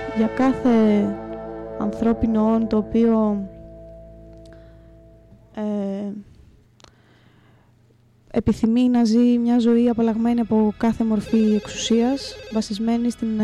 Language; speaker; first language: Greek; native; Greek